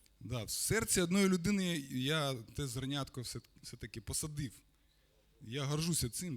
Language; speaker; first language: Ukrainian; non-native, local second language; Russian